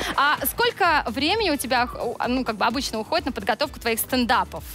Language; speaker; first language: Russian; native; Russian